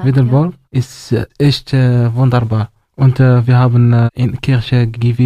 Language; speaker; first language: German; non-native, learner; Arabic